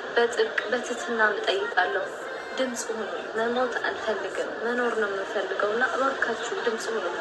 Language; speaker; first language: Amharic; non-native, local second language; Tigrinya